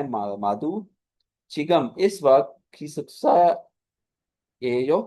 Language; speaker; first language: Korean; non-native, learner; Urdu